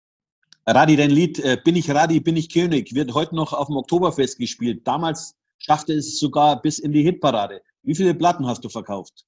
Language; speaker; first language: German; native; German